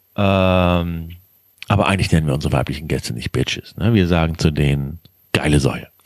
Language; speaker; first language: German; native; German